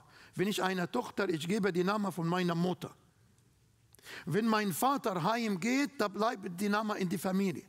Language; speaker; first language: German; non-native, fluent; Arabic